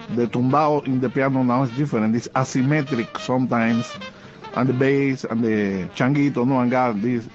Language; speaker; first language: English; non-native, learner; Spanish